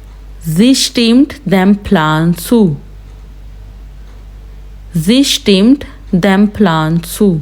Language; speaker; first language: German; non-native, fluent; Urdu